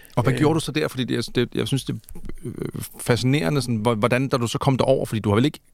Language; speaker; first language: Danish; native; Danish